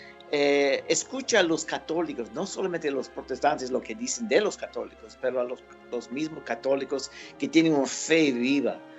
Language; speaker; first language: Spanish; non-native, fluent; English